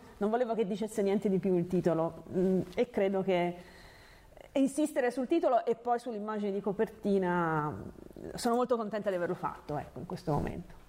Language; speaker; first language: Italian; early bilingual, other home language; Hungarian